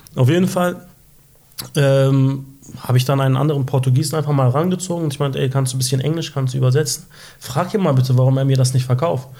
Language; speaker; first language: German; early bilingual, other home language; Turkish